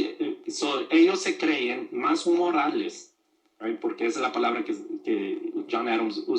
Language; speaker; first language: Spanish; early bilingual, other home language; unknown